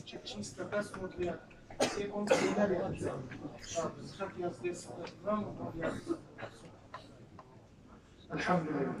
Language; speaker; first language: Russian; non-native, learner; Tajik